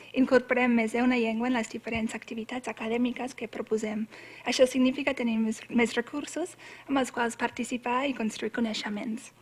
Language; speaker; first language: Catalan; non-native, fluent; English